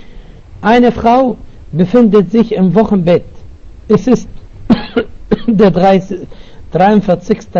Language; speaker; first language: German; non-native, fluent; Arabic